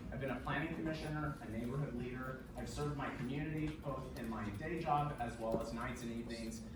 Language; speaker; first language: English; native; English